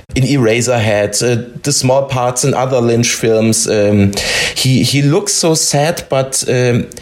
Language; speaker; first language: English; non-native, fluent; German